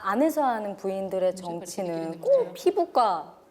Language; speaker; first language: Korean; native; Korean